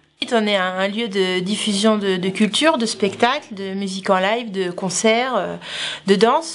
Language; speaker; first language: French; native; French